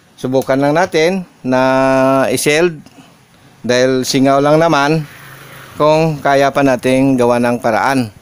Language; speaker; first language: Filipino; non-native, local second language; Hiligaynon